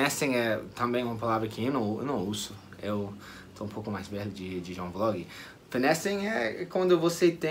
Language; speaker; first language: Portuguese; non-native, fluent; English